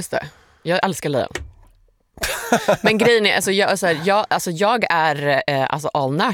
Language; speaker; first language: Swedish; native; Swedish